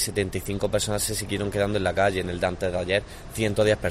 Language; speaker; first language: Spanish; native; Spanish